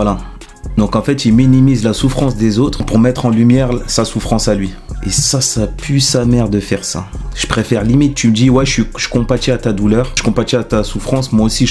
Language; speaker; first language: French; native; French